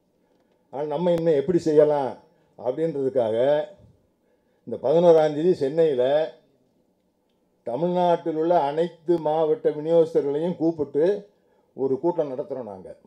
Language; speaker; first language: Tamil; native; Tamil